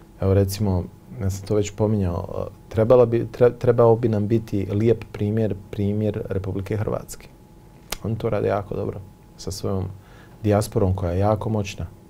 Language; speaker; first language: Bosnian; native; Bosnian